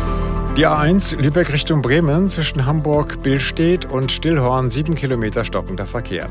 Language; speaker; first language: German; native; German